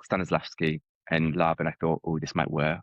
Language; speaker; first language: English; native; English